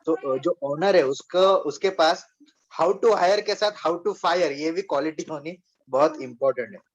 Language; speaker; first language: Hindi; non-native, local second language; Marathi